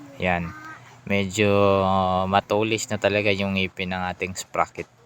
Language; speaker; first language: Filipino; non-native, local second language; Cebuano